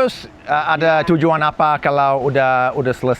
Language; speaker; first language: Indonesian; non-native, fluent; English